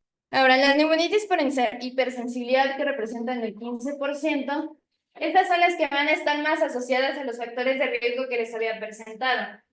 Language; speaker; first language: Spanish; native; Spanish